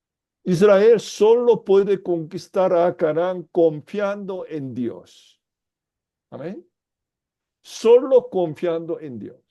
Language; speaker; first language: Spanish; non-native, fluent; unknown